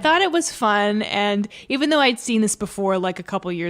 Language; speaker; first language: English; native; English